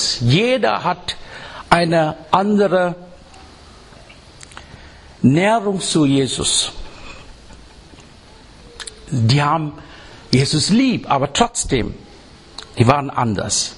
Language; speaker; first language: German; non-native, learner; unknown